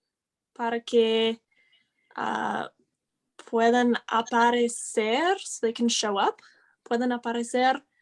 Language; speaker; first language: Spanish; non-native, learner; English